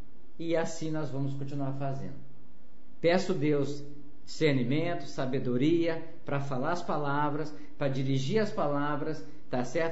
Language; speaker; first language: Portuguese; native; Portuguese